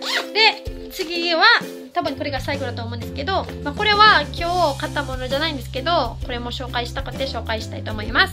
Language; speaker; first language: Japanese; non-native, fluent; Filipino